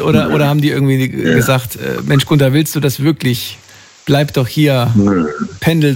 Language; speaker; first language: German; native; German